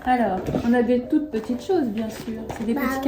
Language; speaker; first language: French; native; French